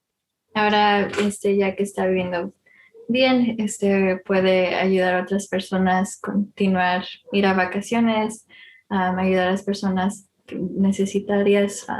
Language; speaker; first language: Spanish; early bilingual, heritage; Spanish